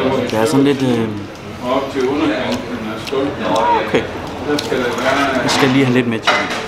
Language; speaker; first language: Danish; early bilingual, other home language; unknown